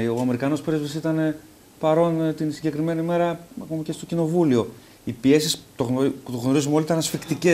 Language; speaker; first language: Greek; native; Greek